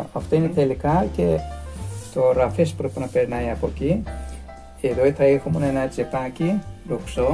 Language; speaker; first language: Greek; non-native, learner; Persian